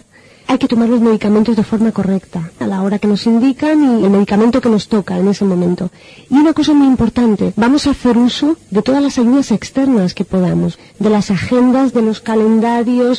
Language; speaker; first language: Spanish; native; Spanish